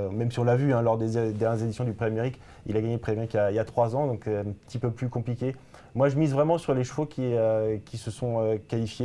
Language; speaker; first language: French; native; French